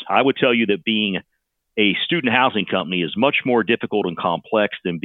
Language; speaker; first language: English; native; English